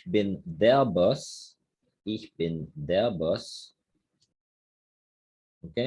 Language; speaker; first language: German; non-native, fluent; Spanish